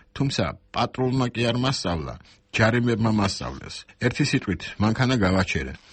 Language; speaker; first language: Georgian; non-native, local second language; Armenian